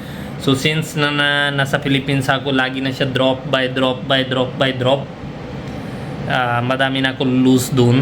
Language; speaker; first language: Filipino; non-native, learner; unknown